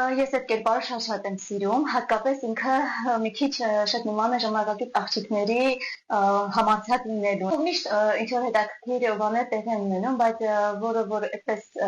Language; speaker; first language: Armenian; native; Armenian